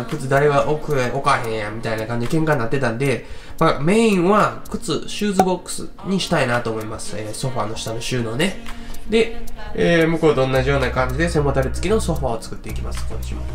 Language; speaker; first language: Japanese; native; Japanese